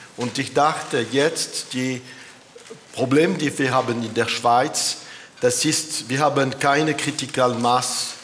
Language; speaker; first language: German; non-native, learner; French